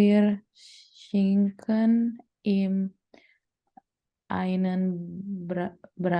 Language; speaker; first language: German; non-native, learner; Indonesian